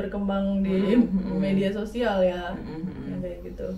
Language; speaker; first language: Indonesian; native; Indonesian